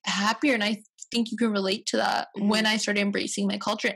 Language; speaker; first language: English; native; English